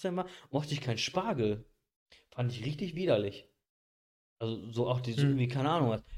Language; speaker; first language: German; early bilingual, other home language; Bosnian